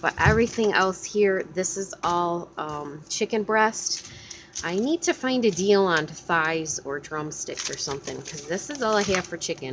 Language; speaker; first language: English; native; English